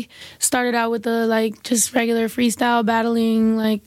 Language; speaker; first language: English; early bilingual, other home language; Spanish